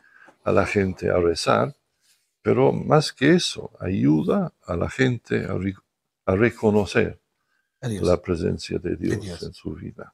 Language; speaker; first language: Spanish; non-native, fluent; English